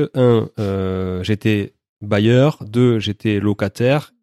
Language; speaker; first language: French; native; French